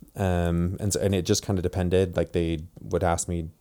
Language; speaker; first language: English; native; English